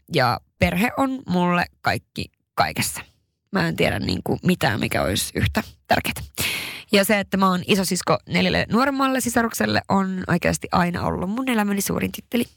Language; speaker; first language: Finnish; early bilingual, heritage; Swedish